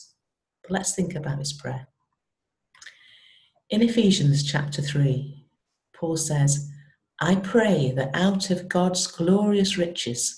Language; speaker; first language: English; native; English